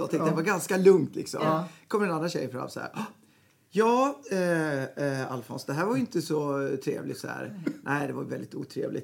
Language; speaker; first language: Swedish; native; Swedish